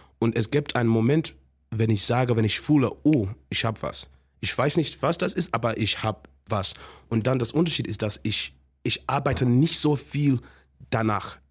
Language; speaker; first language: German; non-native, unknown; Shona